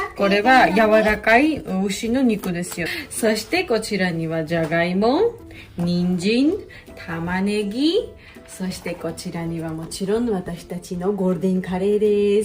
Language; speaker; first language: Japanese; non-native, learner; Georgian